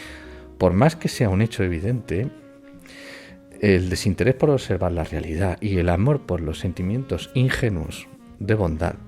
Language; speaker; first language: Spanish; native; Spanish